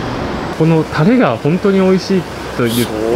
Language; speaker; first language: Japanese; native; Japanese